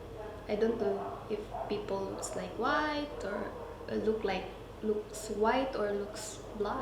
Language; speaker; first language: English; non-native, local second language; Cebuano